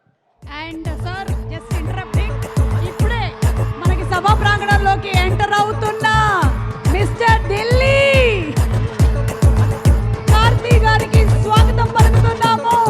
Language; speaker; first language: Telugu; native; Telugu